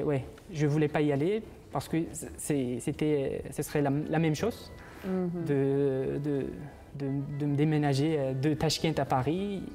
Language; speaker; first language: French; non-native, fluent; Uzbek